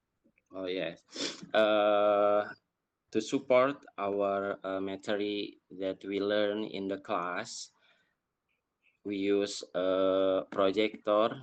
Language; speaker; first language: English; non-native, fluent; Indonesian